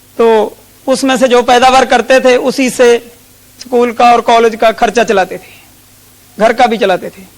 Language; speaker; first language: Hindi; non-native, local second language; Punjabi